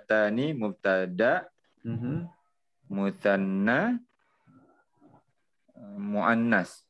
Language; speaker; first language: Arabic; non-native, learner; Indonesian